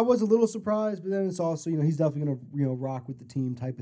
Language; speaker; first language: English; native; English